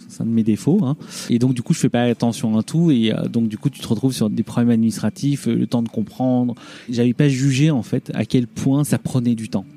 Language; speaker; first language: French; early bilingual, other home language; Vietnamese